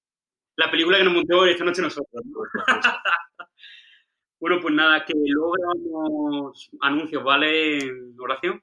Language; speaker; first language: Spanish; native; Spanish